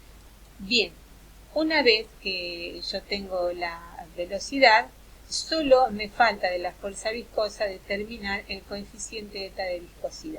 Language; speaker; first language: Spanish; native; Spanish